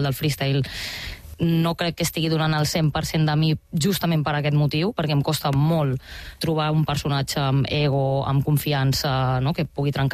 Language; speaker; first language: Catalan; native; Catalan